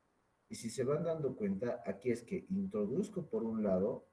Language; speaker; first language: Spanish; native; Spanish